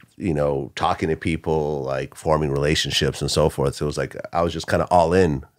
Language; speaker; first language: English; early bilingual, other home language; Russian